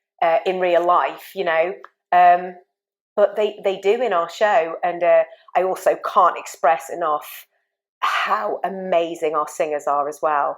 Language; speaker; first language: English; native; English